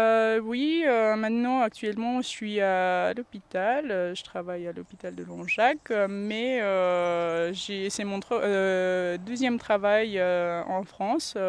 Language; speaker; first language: French; non-native, fluent; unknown